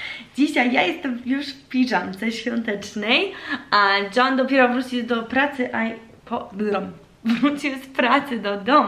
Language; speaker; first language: Polish; early bilingual, heritage; Polish